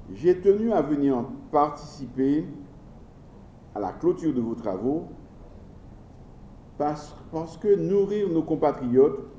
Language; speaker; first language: French; non-native, local second language; Haitian Creole